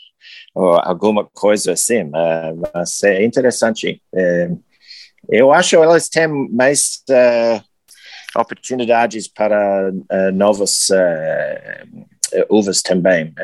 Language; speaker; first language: Portuguese; non-native, learner; English